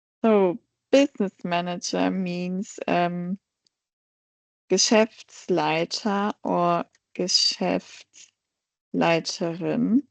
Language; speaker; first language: German; non-native, fluent; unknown